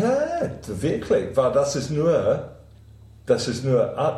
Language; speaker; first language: German; non-native, fluent; English